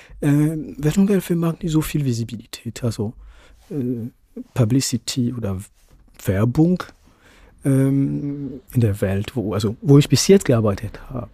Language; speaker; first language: German; non-native, fluent; Ewe